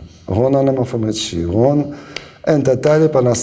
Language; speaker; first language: Arabic; non-native, learner; Russian